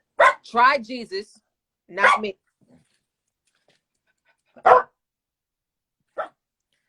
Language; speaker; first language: English; native; English